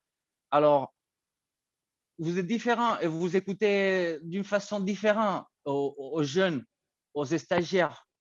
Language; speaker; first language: French; non-native, fluent; Spanish